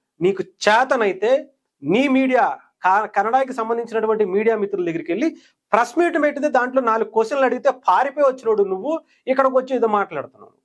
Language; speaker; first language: Telugu; native; Telugu